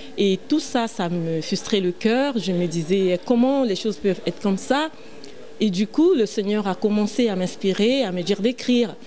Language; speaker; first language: French; non-native, local second language; Lingala